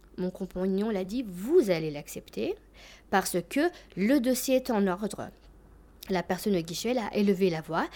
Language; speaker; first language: French; early bilingual, other home language; Albanian